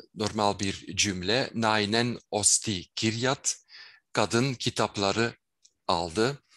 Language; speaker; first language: Turkish; non-native, fluent; Dutch